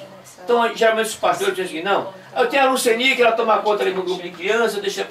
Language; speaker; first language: Portuguese; native; Portuguese